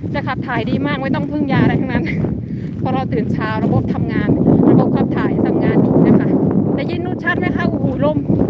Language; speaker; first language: Thai; native; Thai